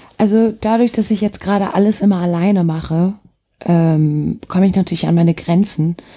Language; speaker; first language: German; early bilingual, other home language; Turkish